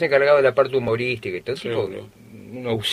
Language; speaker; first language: Spanish; native; Spanish